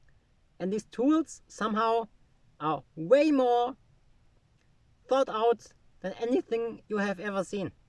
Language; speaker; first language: English; non-native, fluent; German